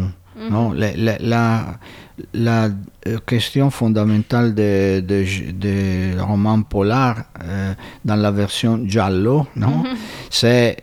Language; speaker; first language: French; non-native, fluent; Italian